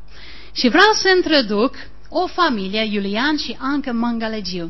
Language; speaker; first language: Romanian; non-native, learner; English